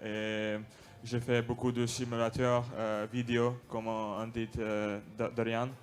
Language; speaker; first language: French; non-native, learner; Russian